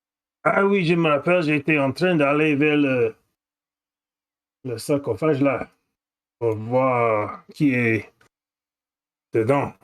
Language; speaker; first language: French; non-native, fluent; English